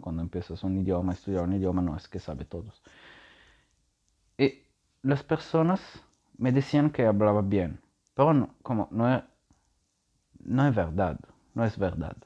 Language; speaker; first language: Spanish; non-native, learner; Italian